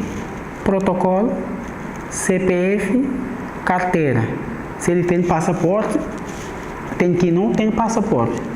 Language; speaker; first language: Portuguese; non-native, learner; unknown